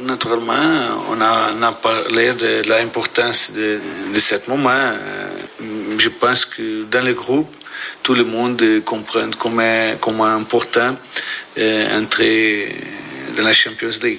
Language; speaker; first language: French; non-native, learner; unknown